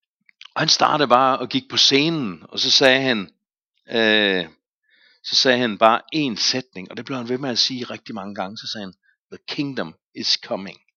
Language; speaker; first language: Danish; native; Danish